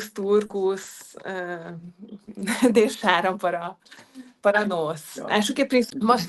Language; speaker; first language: Portuguese; non-native, fluent; Hungarian